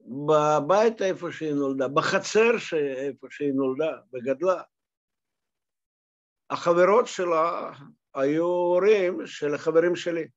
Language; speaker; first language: Hebrew; non-native, fluent; Russian